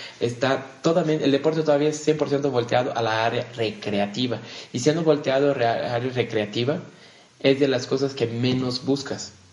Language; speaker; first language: Spanish; non-native, fluent; Portuguese